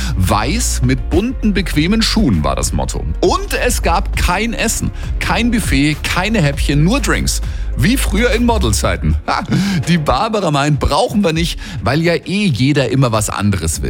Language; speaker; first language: German; native; German